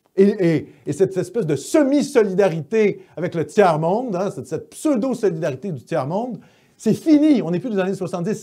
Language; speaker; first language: French; native; French